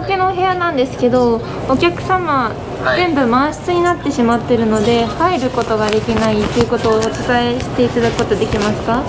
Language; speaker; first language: Japanese; native; Japanese